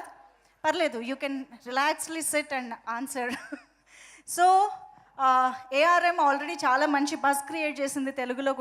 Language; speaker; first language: Telugu; native; Telugu